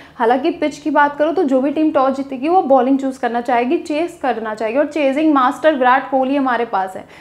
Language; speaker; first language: Hindi; native; Hindi